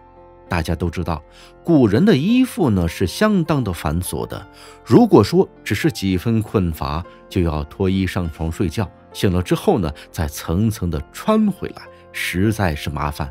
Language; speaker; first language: Chinese; native; Chinese